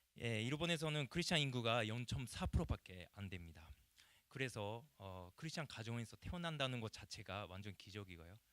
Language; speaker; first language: Korean; non-native, fluent; Japanese